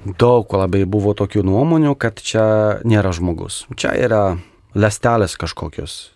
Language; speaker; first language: Lithuanian; non-native, local second language; Polish